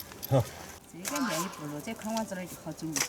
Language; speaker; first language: Chinese; native; Chinese